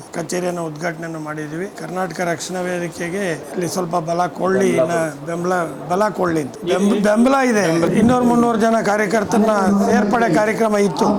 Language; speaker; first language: Kannada; native; Kannada